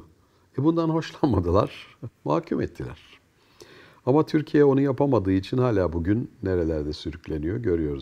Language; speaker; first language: Turkish; native; Turkish